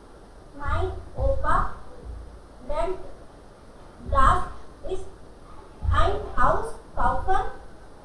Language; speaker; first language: German; non-native, learner; Hindi